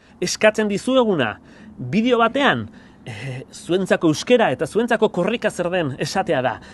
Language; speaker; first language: Basque; native; Basque